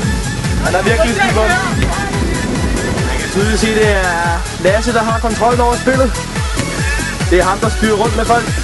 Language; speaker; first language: Danish; native; Danish